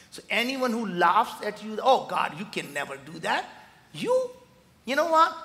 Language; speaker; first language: English; non-native, local second language; Hindi